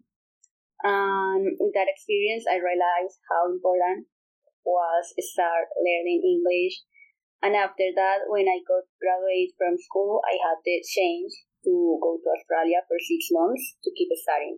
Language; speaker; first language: English; non-native, fluent; Spanish